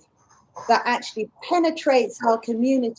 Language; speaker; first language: English; native; English